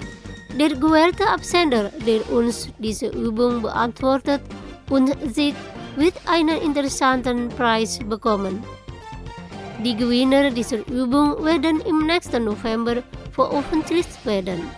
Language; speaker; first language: German; non-native, learner; Indonesian